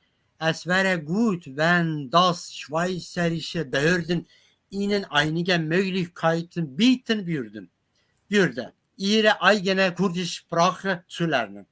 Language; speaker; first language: German; non-native, learner; Kurdish